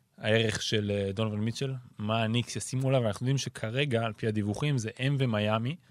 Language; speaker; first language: Hebrew; native; Hebrew